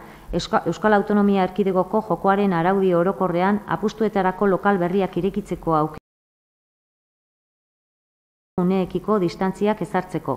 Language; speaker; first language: Basque; native; Basque